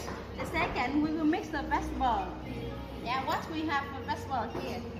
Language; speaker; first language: English; non-native, learner; Vietnamese